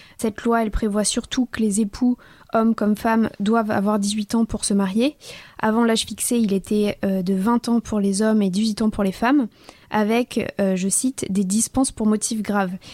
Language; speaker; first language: French; native; French